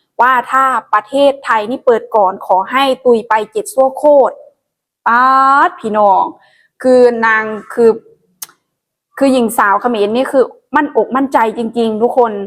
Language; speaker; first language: Thai; non-native, local second language; Northeastern Thai